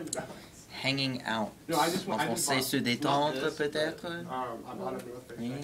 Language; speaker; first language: French; non-native, fluent; English